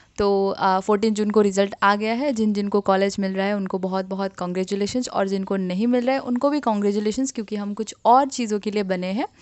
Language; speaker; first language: Hindi; non-native, local second language; Assamese